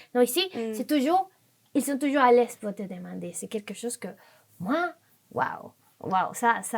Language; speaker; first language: French; non-native, fluent; Spanish